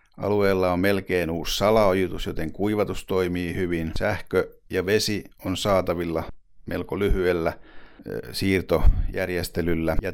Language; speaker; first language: Finnish; native; Finnish